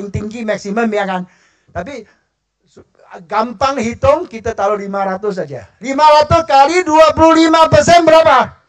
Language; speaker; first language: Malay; non-native, local second language; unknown